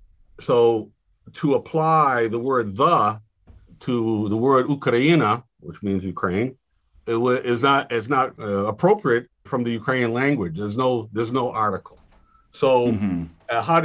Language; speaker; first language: English; native; English